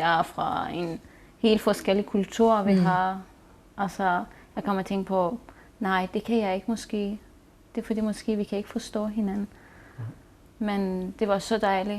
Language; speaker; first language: Danish; non-native, learner; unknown